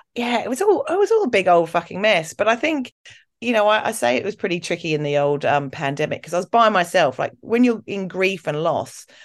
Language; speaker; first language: English; native; English